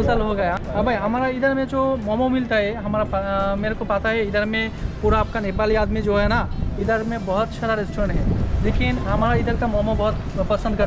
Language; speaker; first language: Hindi; non-native, fluent; Bangla